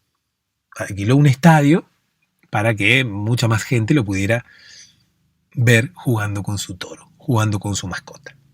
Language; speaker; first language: Spanish; native; Spanish